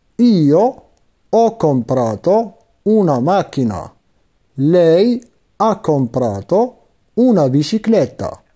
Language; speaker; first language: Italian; non-native, fluent; Arabic